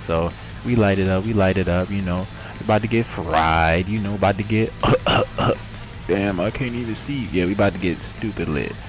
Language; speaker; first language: English; native; English